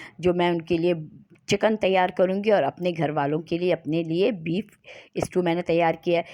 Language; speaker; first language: Urdu; native; Urdu